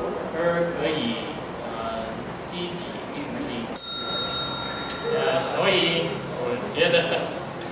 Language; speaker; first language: Chinese; non-native, learner; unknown